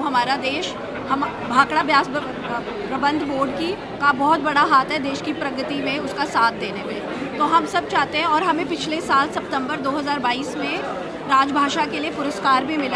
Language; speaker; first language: Hindi; native; Hindi